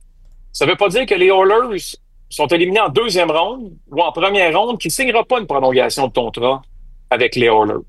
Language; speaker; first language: French; native; French